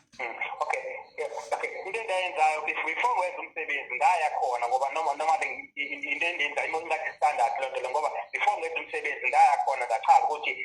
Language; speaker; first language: Zulu; non-native, local second language; Xhosa